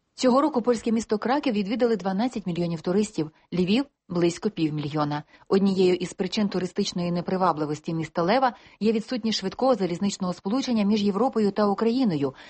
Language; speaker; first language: Ukrainian; native; Ukrainian